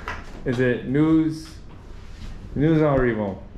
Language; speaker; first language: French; non-native, learner; English